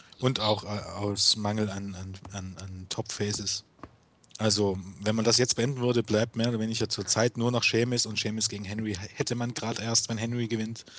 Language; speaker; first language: German; native; German